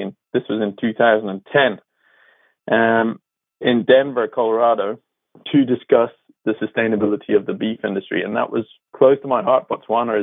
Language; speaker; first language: English; native; English